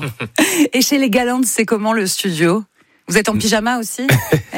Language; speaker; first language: French; native; French